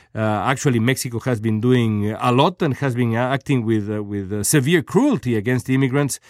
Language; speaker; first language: English; non-native, fluent; Spanish